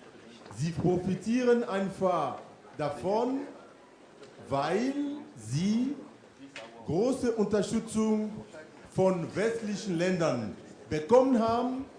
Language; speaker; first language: German; non-native, fluent; French